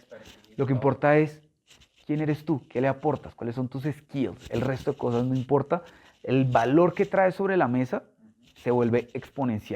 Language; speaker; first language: Spanish; native; Spanish